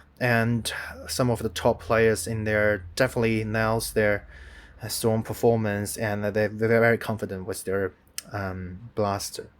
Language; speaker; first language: English; non-native, fluent; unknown